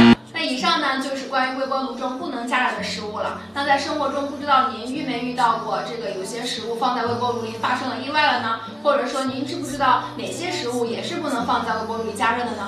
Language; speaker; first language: Chinese; native; Chinese